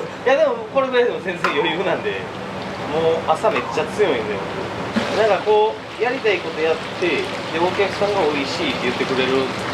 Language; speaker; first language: Japanese; native; Japanese